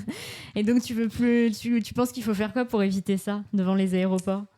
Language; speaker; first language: French; native; French